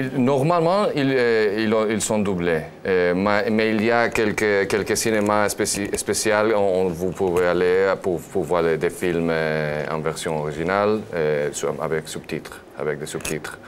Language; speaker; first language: French; non-native, learner; Spanish